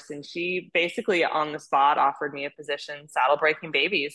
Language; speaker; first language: English; native; English